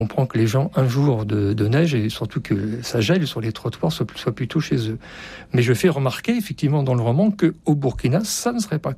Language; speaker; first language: French; native; French